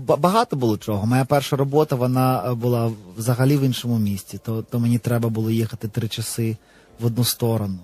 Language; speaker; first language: Ukrainian; non-native, local second language; Russian